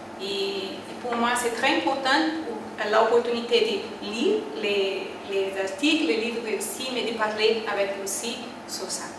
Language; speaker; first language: French; non-native, learner; Portuguese